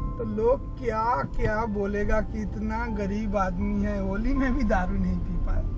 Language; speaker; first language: Hindi; non-native, local second language; Bangla